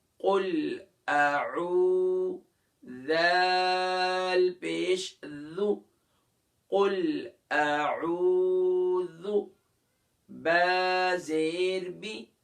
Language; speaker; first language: Urdu; native; Urdu